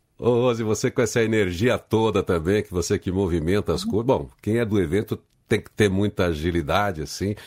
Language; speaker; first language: Portuguese; native; Portuguese